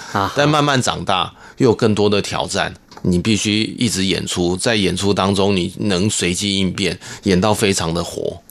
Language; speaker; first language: Chinese; non-native, local second language; Hakka Chinese